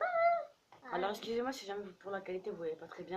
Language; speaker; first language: French; native; French